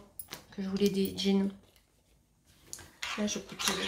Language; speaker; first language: French; native; French